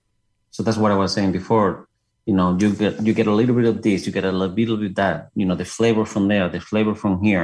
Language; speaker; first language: English; non-native, fluent; Spanish